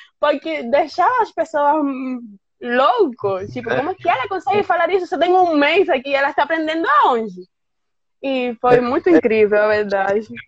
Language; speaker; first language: Portuguese; non-native, fluent; Spanish